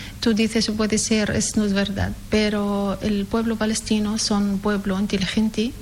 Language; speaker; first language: Spanish; non-native, learner; Arabic